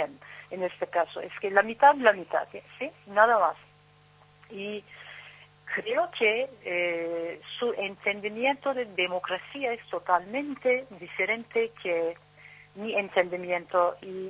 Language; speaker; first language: Spanish; non-native, learner; Turkish